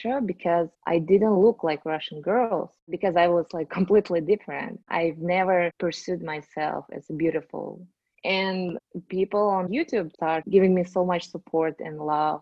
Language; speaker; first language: English; non-native, fluent; Russian